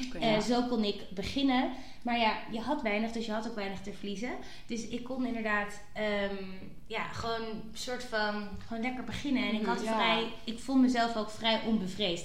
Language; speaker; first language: Dutch; native; Dutch